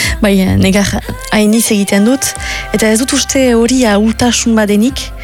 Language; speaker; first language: Basque; native; Basque